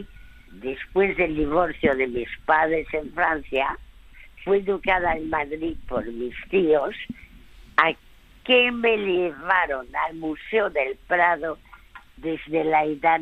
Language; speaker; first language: Spanish; early bilingual, other home language; French